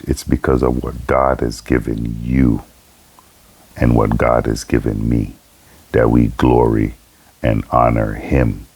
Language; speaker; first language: English; native; English